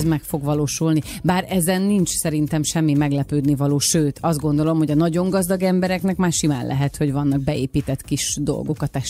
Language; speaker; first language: Hungarian; native; Hungarian